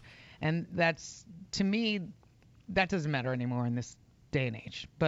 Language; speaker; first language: English; native; English